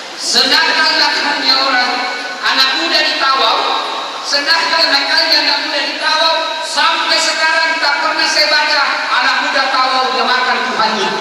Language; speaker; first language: Indonesian; non-native, local second language; Buginese